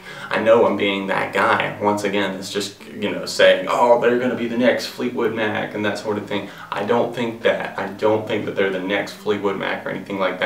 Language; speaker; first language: English; native; English